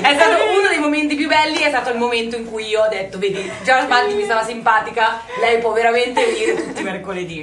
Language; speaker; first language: Italian; native; Italian